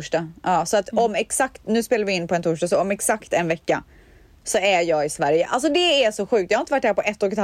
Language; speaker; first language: Swedish; native; Swedish